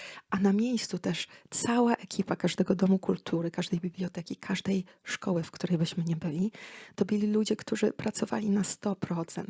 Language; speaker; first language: Polish; native; Polish